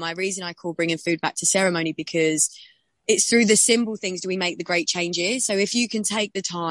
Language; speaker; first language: English; native; English